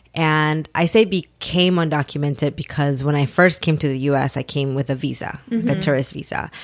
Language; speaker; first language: English; early bilingual, other home language; Spanish